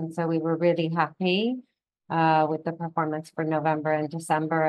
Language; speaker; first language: English; native; English